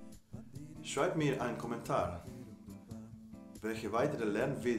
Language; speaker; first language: German; non-native, fluent; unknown